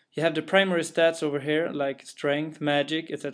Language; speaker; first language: English; non-native, fluent; Swedish